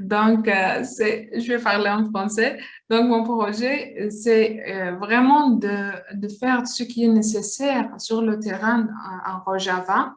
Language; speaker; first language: French; non-native, learner; Kurdish